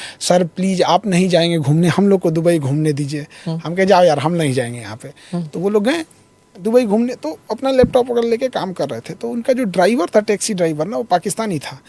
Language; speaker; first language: Hindi; native; Hindi